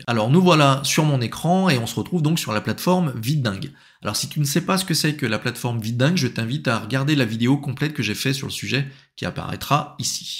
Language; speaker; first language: French; native; French